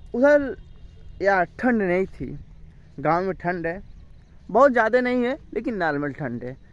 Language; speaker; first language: Hindi; non-native, local second language; Bhojpuri